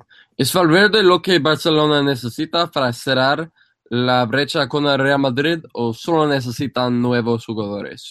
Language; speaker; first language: Spanish; non-native, fluent; English